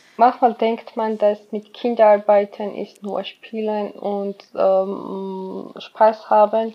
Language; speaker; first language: German; non-native, learner; Georgian